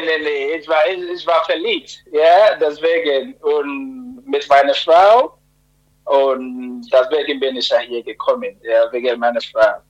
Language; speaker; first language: German; non-native, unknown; Akan